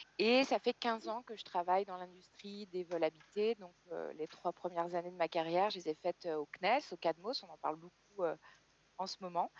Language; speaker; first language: French; native; French